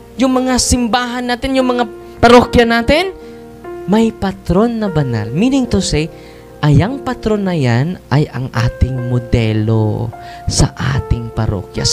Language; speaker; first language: Filipino; non-native, local second language; Cebuano